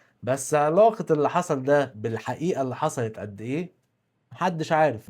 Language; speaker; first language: Arabic; native; Arabic